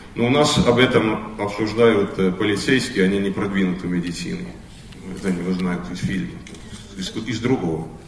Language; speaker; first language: Russian; non-native, local second language; Estonian